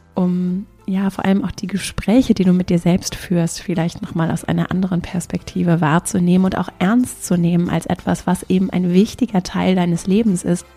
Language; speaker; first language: German; native; German